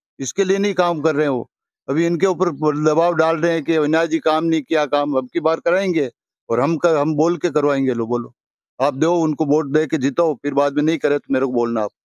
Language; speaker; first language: Hindi; native; Hindi